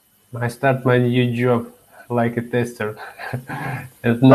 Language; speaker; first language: English; non-native, learner; Russian